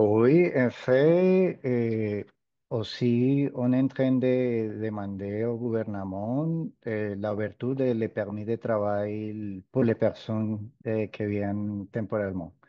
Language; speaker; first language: French; non-native, fluent; Spanish